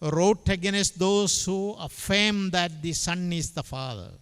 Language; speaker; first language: English; non-native, local second language; Malayalam